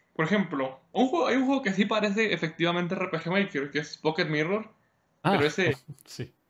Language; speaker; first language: Spanish; native; Spanish